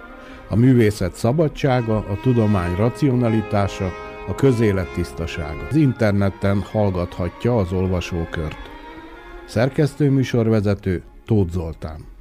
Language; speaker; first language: Hungarian; native; Hungarian